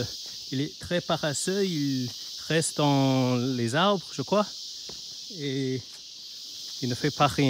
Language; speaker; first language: French; non-native, learner; Chinese